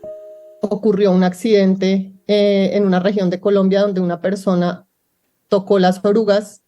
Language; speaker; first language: Spanish; native; Spanish